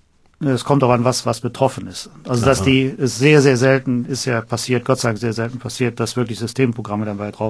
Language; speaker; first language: German; native; German